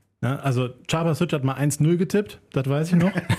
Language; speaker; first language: German; native; German